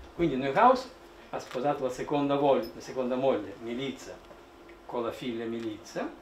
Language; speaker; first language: Italian; non-native, fluent; Russian